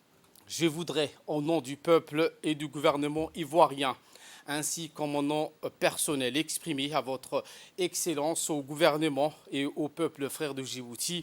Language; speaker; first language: French; native; French